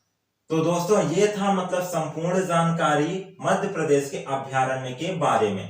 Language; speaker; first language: Hindi; native; Hindi